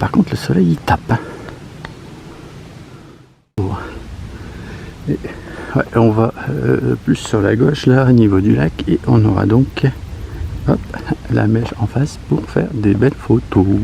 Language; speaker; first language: French; native; French